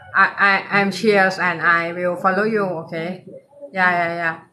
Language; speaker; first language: English; non-native, learner; Thai